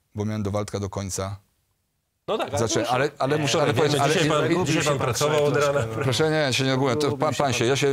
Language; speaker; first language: Polish; native; Polish